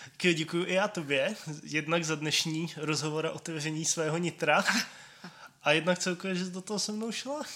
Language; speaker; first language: Czech; native; Czech